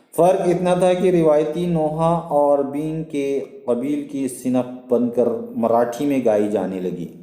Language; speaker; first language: Urdu; native; Urdu